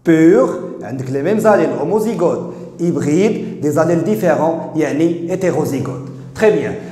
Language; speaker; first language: French; non-native, local second language; Arabic